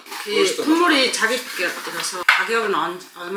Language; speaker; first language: Korean; non-native, learner; Mongolian